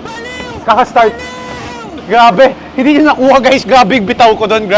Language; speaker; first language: Filipino; native; Filipino